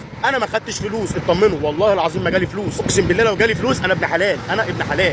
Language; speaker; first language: Arabic; native; Arabic